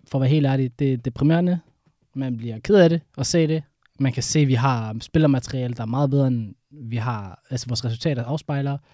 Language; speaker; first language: Danish; early bilingual, other home language; Somali